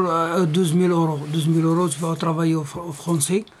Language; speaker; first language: French; non-native, learner; Arabic